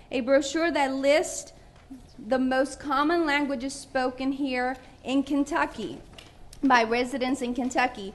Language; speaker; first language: English; non-native, fluent; Spanish